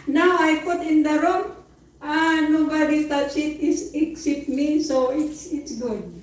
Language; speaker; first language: English; non-native, learner; Filipino